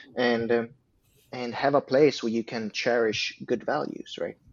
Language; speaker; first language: English; non-native, fluent; Swedish